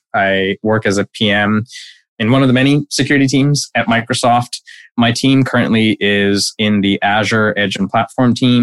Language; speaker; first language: English; non-native, local second language; Bangla